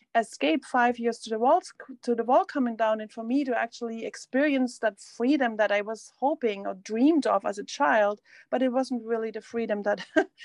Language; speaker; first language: English; non-native, fluent; German